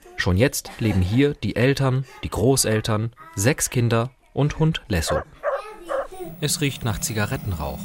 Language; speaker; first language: German; native; German